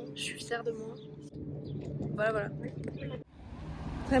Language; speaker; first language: French; native; French